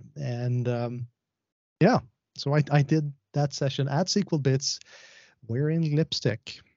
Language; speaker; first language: English; non-native, fluent; Swedish